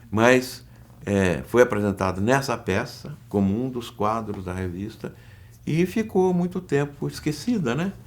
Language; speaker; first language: Portuguese; native; Portuguese